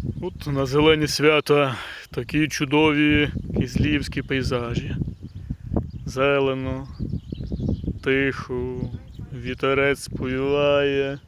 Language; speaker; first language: Ukrainian; native; Ukrainian